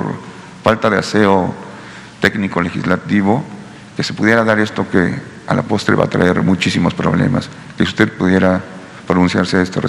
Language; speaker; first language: Spanish; native; Spanish